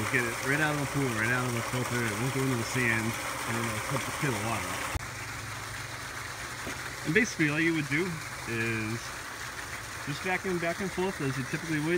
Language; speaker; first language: English; native; English